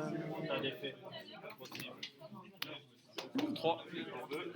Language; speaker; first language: French; native; French